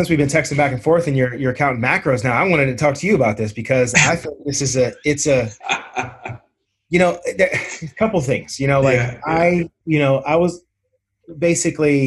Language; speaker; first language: English; native; English